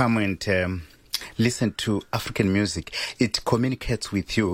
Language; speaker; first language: English; non-native, local second language; Shona